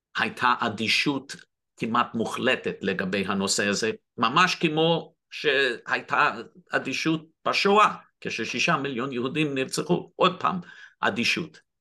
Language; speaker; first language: Hebrew; non-native, fluent; English